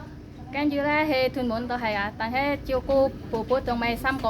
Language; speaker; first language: Cantonese; non-native, learner; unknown